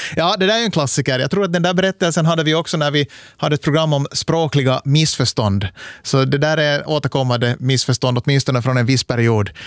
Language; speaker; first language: Swedish; native; Swedish